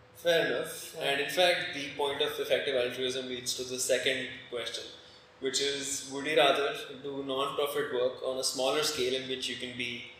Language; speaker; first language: English; non-native, local second language; Hindi